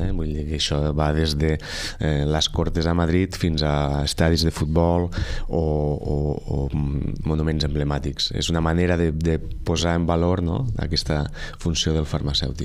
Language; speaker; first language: Catalan; native; Catalan